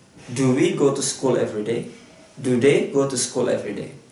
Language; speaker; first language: English; non-native, fluent; Indonesian